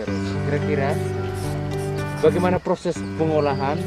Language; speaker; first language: Indonesian; native; Indonesian